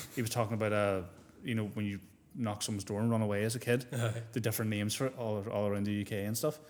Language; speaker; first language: English; native; English